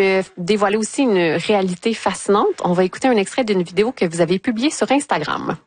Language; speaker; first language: French; native; French